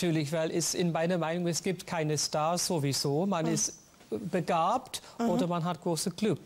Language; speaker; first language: German; non-native, fluent; English